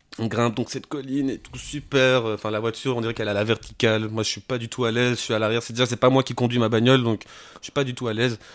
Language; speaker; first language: French; native; French